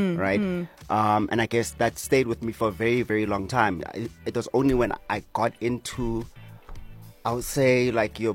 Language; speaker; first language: English; non-native, local second language; Xhosa